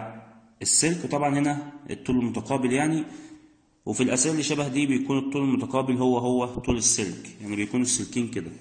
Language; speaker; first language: Arabic; native; Arabic